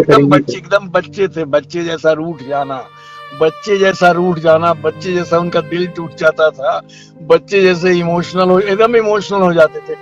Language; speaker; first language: Hindi; native; Hindi